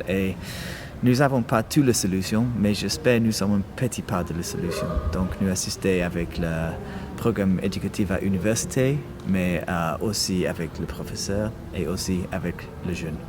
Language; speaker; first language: French; non-native, learner; English